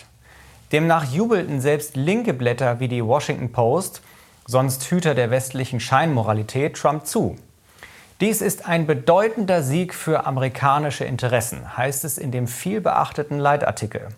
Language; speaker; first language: German; native; German